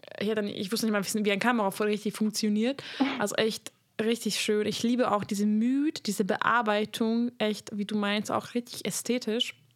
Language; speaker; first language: German; non-native, fluent; Hungarian